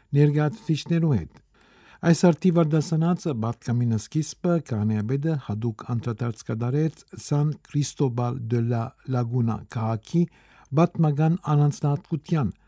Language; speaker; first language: Armenian; early bilingual, heritage; Armenian